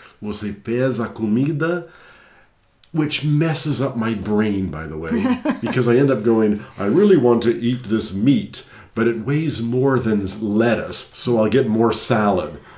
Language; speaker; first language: English; native; English